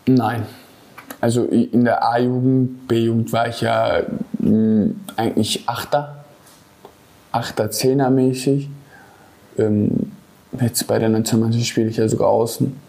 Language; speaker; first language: German; native; German